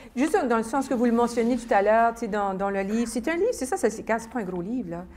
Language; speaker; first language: French; native; French